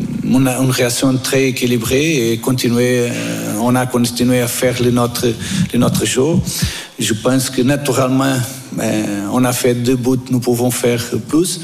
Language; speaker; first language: French; non-native, fluent; Portuguese